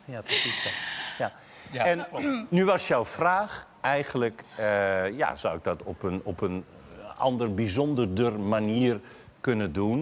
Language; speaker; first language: Dutch; native; Dutch